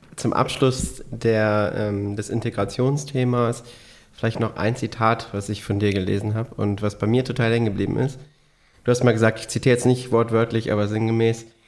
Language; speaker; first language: German; native; German